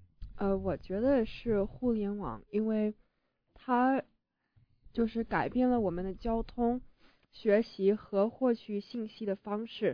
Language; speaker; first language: Chinese; early bilingual, heritage; Chinese